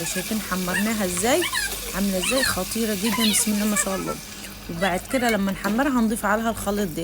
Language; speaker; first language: Arabic; native; Arabic